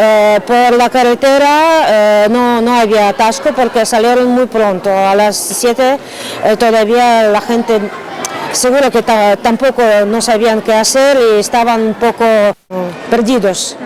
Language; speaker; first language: Spanish; non-native, fluent; Ukrainian